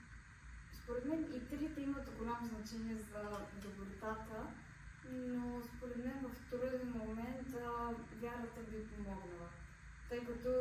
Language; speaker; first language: Bulgarian; native; Bulgarian